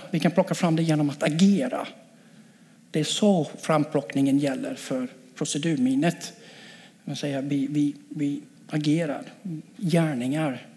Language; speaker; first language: Swedish; non-native, fluent; English